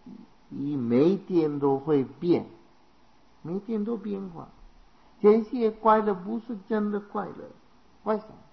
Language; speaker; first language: Chinese; non-native, fluent; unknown